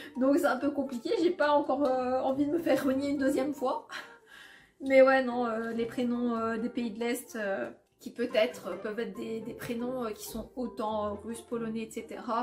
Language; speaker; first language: French; early bilingual, other home language; Polish